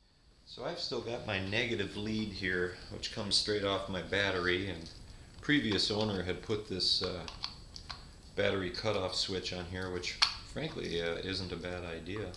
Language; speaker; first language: English; native; English